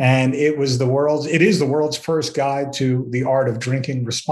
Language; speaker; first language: English; native; English